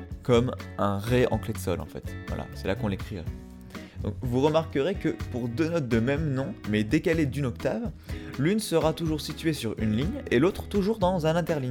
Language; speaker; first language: French; native; French